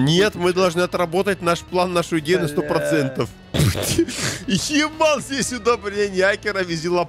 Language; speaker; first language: Russian; native; Russian